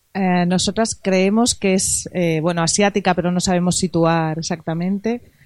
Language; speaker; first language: Spanish; native; Spanish